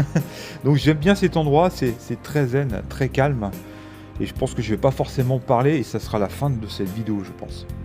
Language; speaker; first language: French; native; French